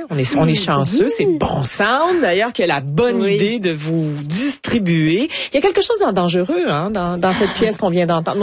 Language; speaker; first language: French; native; French